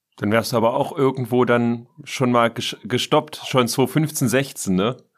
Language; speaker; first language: German; native; German